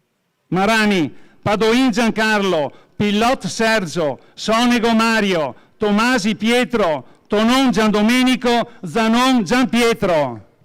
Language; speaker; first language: Italian; native; Italian